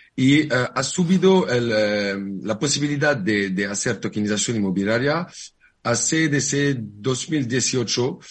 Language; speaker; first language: Spanish; non-native, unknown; French